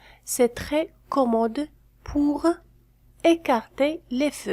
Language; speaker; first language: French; non-native, fluent; Arabic